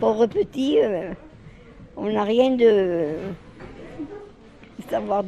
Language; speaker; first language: French; native; French